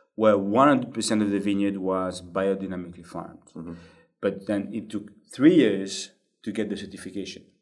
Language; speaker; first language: English; non-native, fluent; French